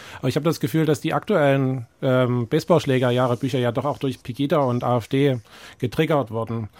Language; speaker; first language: German; native; German